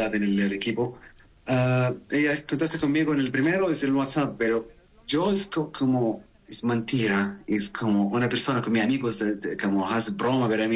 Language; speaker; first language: Spanish; non-native, learner; Arabic